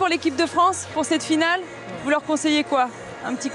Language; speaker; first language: French; native; French